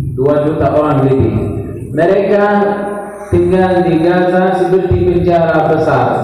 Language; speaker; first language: Indonesian; non-native, learner; Arabic